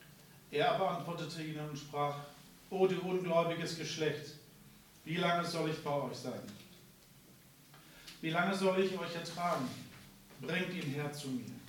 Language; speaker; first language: German; native; German